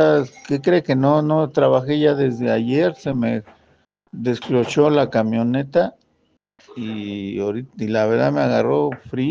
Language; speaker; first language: Spanish; native; Spanish